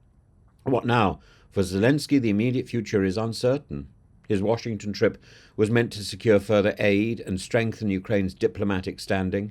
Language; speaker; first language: English; native; English